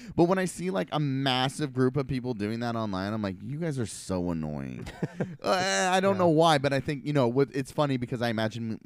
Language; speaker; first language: English; native; English